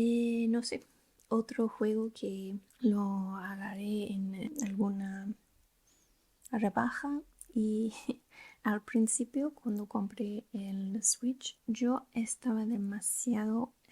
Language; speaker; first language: Spanish; non-native, learner; English